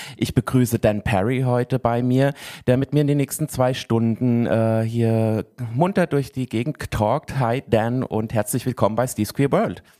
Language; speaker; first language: German; native; German